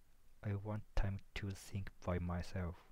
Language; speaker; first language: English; non-native, learner; Japanese